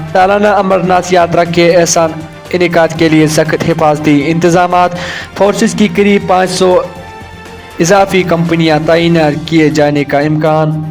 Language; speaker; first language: Urdu; non-native, local second language; Kashmiri